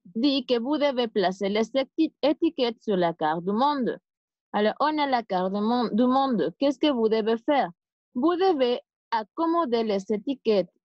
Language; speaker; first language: French; non-native, fluent; Spanish